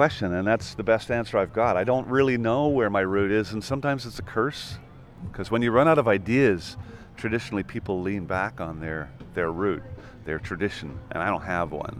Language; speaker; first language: English; native; English